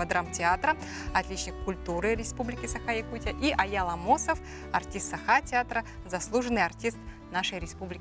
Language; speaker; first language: Russian; native; Russian